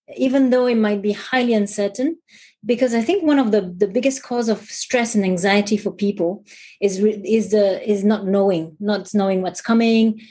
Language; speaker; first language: English; non-native, fluent; French